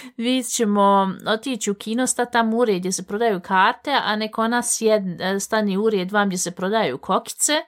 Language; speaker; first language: Bosnian; early bilingual, heritage; Bosnian